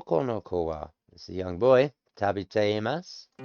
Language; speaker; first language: Japanese; non-native, learner; English